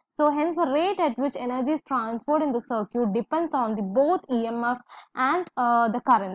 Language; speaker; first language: English; non-native, local second language; Malayalam